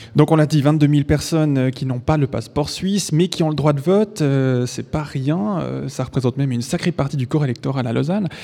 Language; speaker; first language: French; native; French